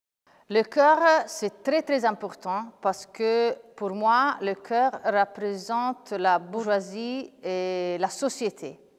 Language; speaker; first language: French; non-native, fluent; Italian